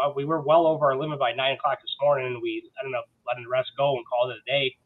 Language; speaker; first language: English; native; English